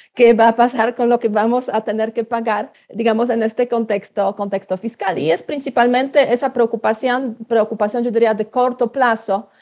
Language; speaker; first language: Spanish; non-native, fluent; Polish